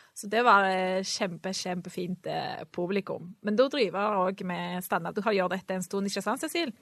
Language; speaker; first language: Norwegian; non-native, fluent; Spanish